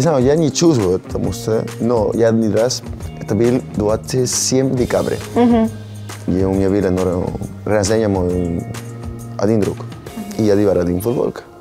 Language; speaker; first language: Russian; non-native, learner; Spanish